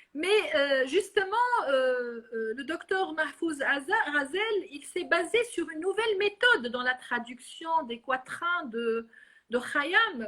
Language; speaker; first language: French; non-native, local second language; Arabic